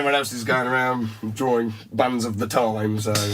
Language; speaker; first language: English; native; English